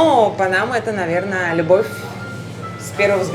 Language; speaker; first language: Russian; native; Russian